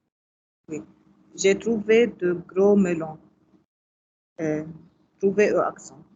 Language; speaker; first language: French; non-native, learner; Arabic